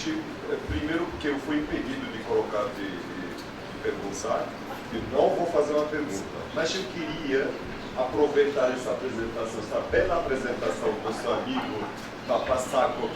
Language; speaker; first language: Portuguese; non-native, fluent; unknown